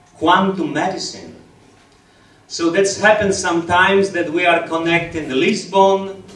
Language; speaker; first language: English; non-native, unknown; Polish